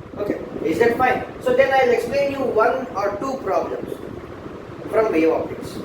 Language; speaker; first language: English; non-native, local second language; Kannada